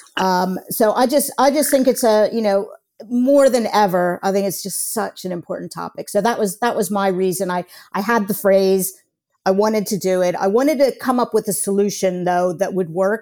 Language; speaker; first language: English; native; English